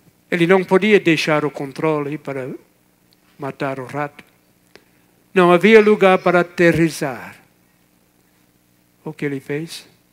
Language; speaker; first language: Portuguese; non-native, fluent; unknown